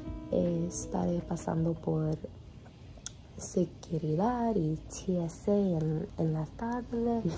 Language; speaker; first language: Spanish; non-native, learner; English